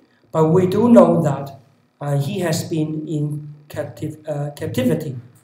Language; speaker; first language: English; non-native, local second language; Cantonese